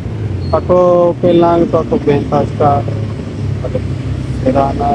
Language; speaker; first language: Filipino; non-native, learner; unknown